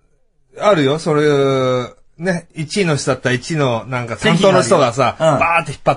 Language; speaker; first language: Japanese; native; Japanese